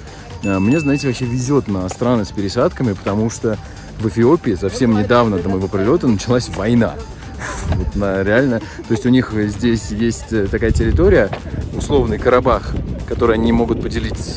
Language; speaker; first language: Russian; native; Russian